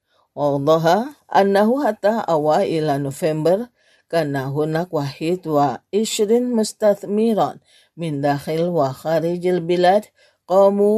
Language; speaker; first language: Arabic; non-native, fluent; Indonesian